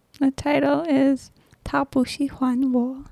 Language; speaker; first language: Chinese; non-native, learner; English